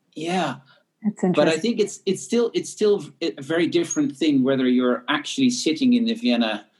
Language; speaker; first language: English; non-native, fluent; Dutch